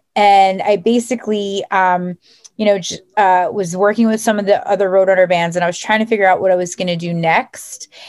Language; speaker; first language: English; native; English